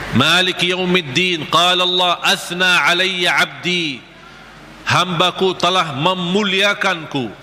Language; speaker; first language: Malay; non-native, fluent; Arabic